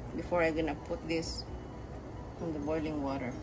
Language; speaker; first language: English; non-native, local second language; Filipino